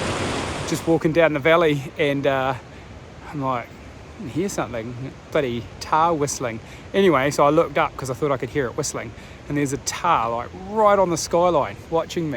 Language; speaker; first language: English; native; English